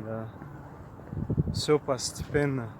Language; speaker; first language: Russian; non-native, local second language; Tajik